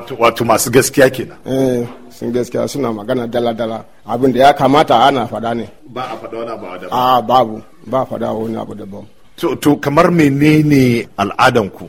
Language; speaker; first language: Hausa; non-native, local second language; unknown